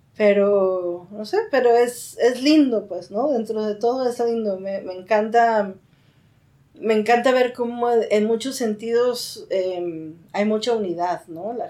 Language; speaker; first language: Spanish; native; Spanish